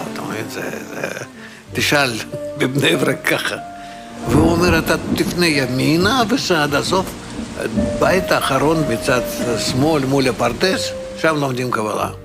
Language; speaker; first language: Hebrew; non-native, fluent; Russian